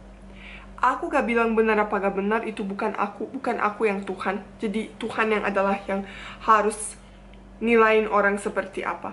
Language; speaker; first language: Indonesian; non-native, fluent; Bosnian